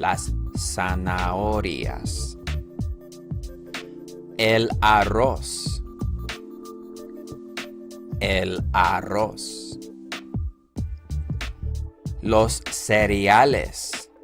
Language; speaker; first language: Spanish; non-native, fluent; English